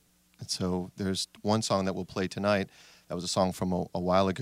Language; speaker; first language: English; native; English